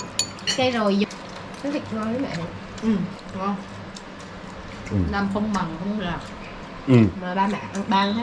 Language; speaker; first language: Vietnamese; native; Vietnamese